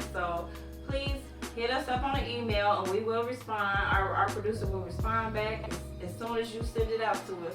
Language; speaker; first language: English; native; English